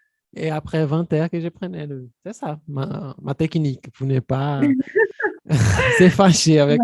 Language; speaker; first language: French; non-native, fluent; Portuguese